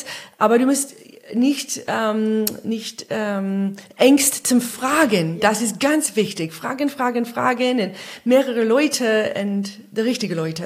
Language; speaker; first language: German; non-native, fluent; English